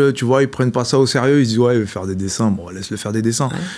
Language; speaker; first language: French; native; French